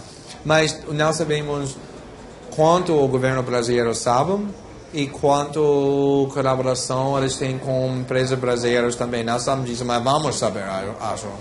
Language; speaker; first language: Portuguese; non-native, fluent; English